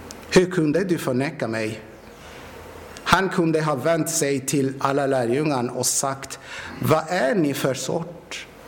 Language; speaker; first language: Swedish; non-native, fluent; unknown